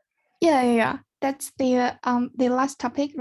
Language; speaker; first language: English; non-native, learner; Chinese